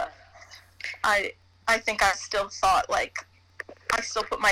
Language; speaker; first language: English; native; English